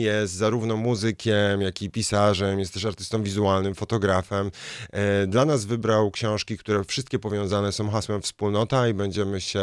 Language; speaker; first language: Polish; native; Polish